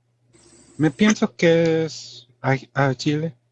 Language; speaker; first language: Spanish; early bilingual, heritage; English